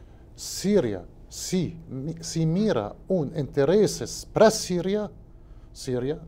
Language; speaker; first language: Portuguese; non-native, learner; Spanish